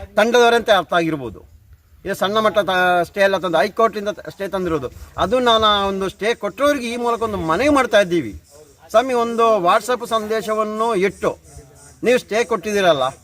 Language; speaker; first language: Kannada; native; Kannada